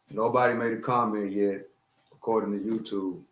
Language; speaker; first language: English; native; English